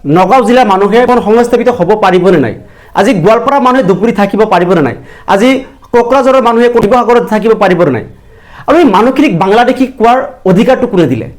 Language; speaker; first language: Assamese; non-native, local second language; Bangla